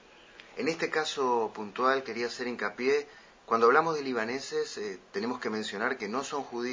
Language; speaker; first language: Spanish; native; Spanish